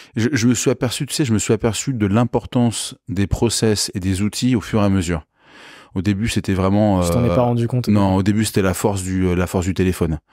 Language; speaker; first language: French; native; French